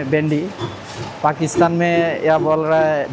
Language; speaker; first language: Hindi; non-native, learner; Bangla